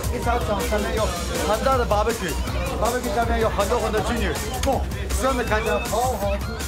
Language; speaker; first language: Chinese; non-native, fluent; Turkish